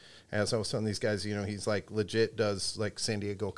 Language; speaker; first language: English; native; English